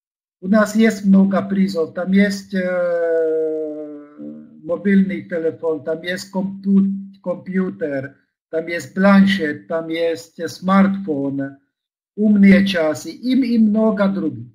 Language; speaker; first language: Russian; non-native, learner; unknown